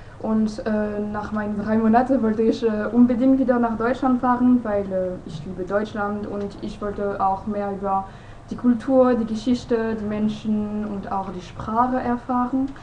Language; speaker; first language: German; non-native, fluent; French